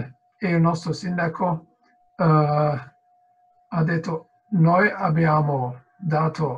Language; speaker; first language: Italian; non-native, fluent; German